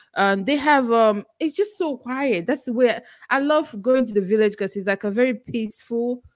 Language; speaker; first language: English; non-native, local second language; Igbo